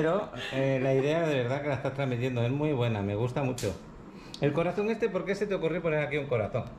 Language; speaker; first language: Spanish; native; Spanish